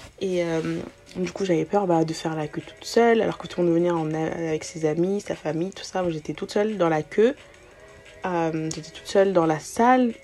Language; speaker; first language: French; early bilingual, other home language; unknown